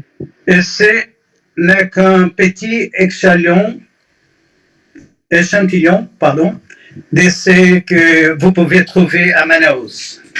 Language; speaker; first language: French; non-native, fluent; Portuguese